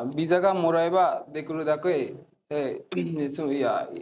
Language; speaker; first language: Japanese; non-native, learner; Bangla